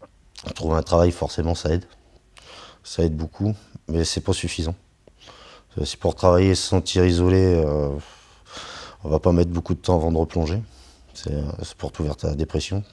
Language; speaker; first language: French; native; French